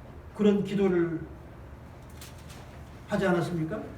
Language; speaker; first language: Korean; native; Korean